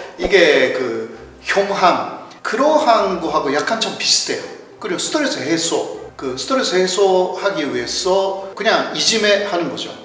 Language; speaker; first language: Korean; non-native, fluent; Japanese